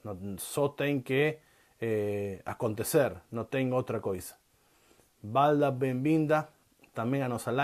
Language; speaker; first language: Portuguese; non-native, learner; Spanish